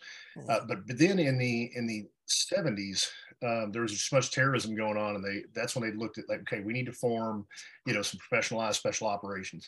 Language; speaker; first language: English; native; English